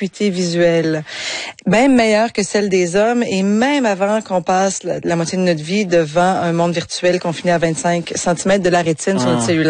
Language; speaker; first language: French; native; French